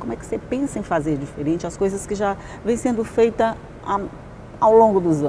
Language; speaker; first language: Portuguese; native; Portuguese